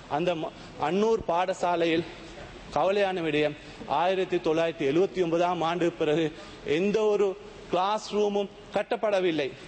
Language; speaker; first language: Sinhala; non-native, local second language; Tamil